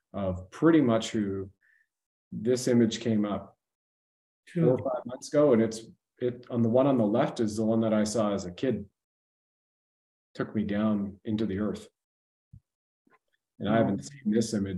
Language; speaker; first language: English; native; English